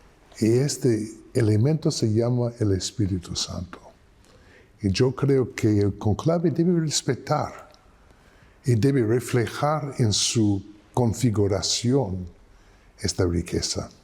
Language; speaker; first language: Spanish; non-native, fluent; English